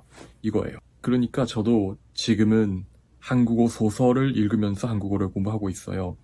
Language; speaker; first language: Korean; non-native, fluent; Japanese